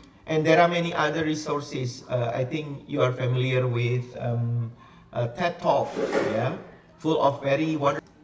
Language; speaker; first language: English; non-native, fluent; Indonesian